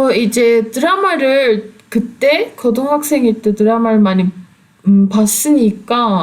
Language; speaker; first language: Korean; non-native, fluent; Turkish